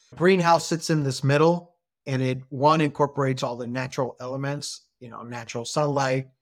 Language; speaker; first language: English; non-native, fluent; Spanish